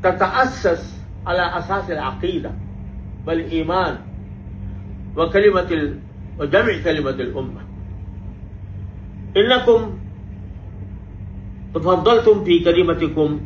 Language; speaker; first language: Arabic; non-native, fluent; Urdu